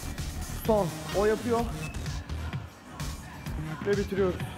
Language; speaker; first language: Turkish; native; Turkish